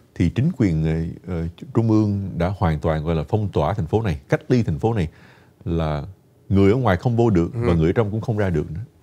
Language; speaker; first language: Vietnamese; early bilingual, heritage; Vietnamese